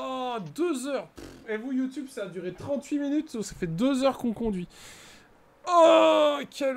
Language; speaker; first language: French; native; French